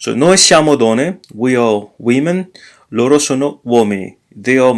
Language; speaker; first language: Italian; non-native, learner; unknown